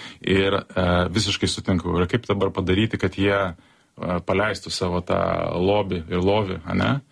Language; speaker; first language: Lithuanian; early bilingual, heritage; Lithuanian